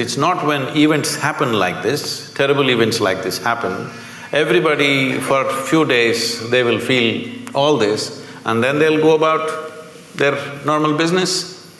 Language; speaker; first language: English; non-native, local second language; Kannada